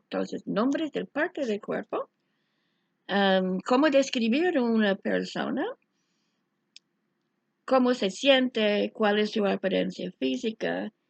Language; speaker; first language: Spanish; non-native, fluent; English